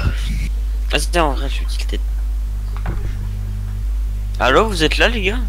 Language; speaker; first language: French; native; French